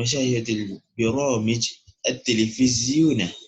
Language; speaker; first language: Arabic; non-native, learner; Malay